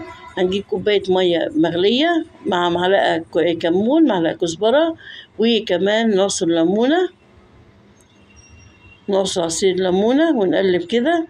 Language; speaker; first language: Arabic; native; Arabic